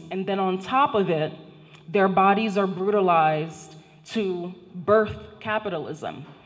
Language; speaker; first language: English; non-native, fluent; Haitian Creole